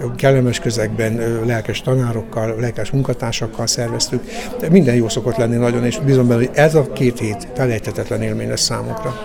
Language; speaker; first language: Hungarian; native; Hungarian